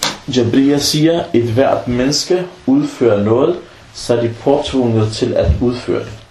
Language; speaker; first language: Danish; non-native, fluent; Arabic